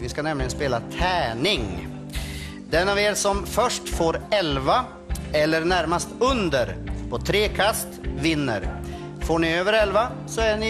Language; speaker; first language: Swedish; native; Swedish